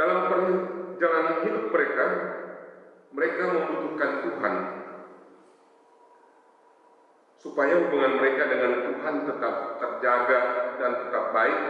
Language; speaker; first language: Indonesian; native; Indonesian